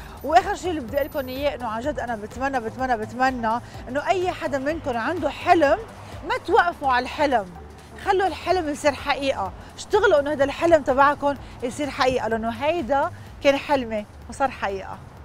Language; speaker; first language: Arabic; native; Arabic